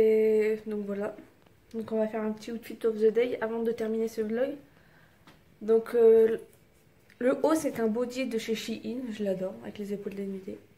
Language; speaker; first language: French; native; French